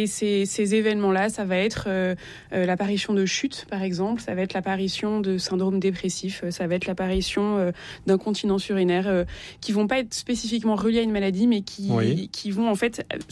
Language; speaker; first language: French; native; French